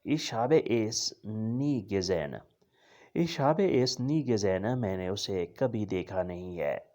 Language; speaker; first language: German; non-native, fluent; Urdu